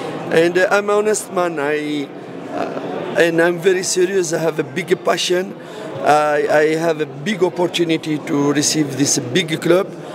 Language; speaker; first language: English; non-native, learner; Arabic